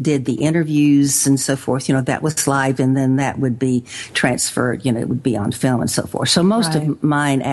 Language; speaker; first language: English; native; English